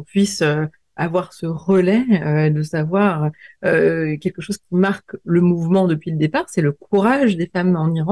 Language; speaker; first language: French; native; French